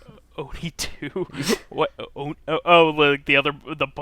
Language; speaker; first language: English; native; English